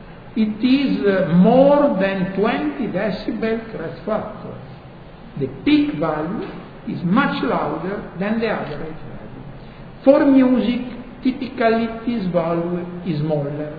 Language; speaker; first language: English; non-native, fluent; Italian